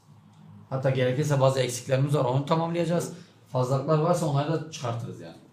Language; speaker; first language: Turkish; native; Turkish